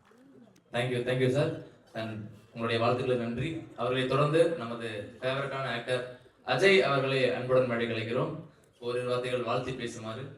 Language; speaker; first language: Tamil; native; Tamil